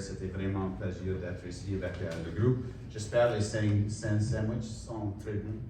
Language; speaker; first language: French; non-native, learner; English